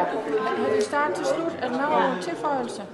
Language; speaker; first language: Danish; native; Danish